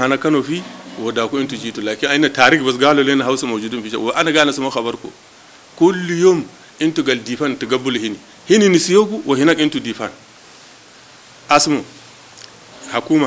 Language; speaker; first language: Arabic; non-native, local second language; Hausa